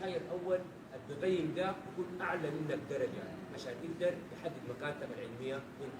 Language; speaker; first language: Arabic; native; Arabic